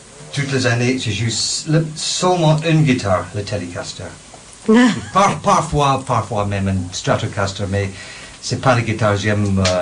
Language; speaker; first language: French; non-native, learner; English